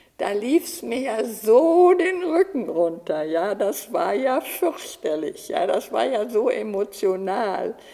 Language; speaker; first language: German; native; German